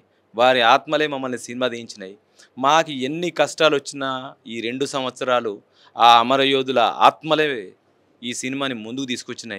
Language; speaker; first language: Telugu; native; Telugu